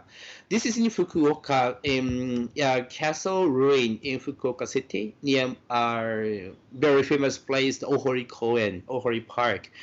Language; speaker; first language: English; non-native, fluent; Japanese